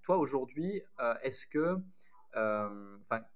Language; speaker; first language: French; native; French